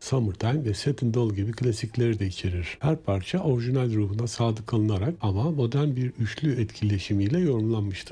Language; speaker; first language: Turkish; native; Turkish